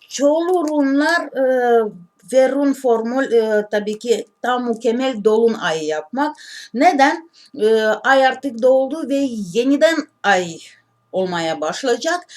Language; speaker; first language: Turkish; non-native, learner; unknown